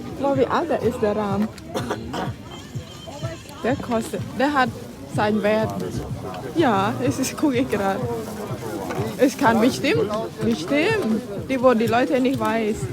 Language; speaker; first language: German; non-native, learner; Thai